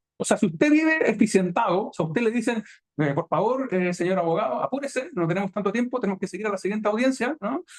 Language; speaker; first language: Spanish; native; Spanish